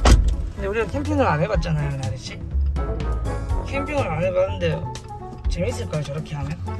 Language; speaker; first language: Korean; native; Korean